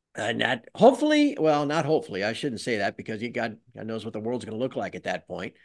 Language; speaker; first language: English; native; English